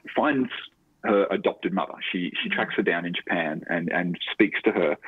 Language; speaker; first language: English; native; English